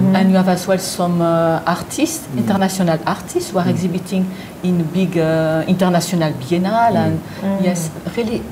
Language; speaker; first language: English; non-native, learner; French